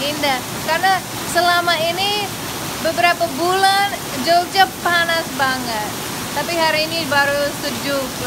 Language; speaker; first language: Indonesian; non-native, fluent; English